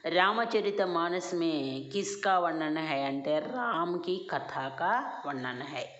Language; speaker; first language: Hindi; non-native, local second language; Telugu